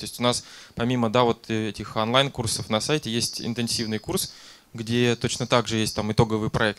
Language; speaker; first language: Russian; native; Russian